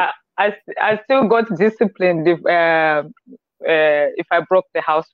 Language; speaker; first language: English; non-native, local second language; Nyanja